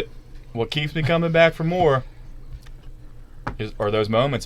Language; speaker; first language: English; native; English